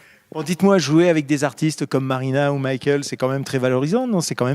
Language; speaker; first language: French; native; French